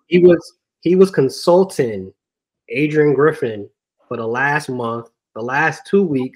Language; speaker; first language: English; native; English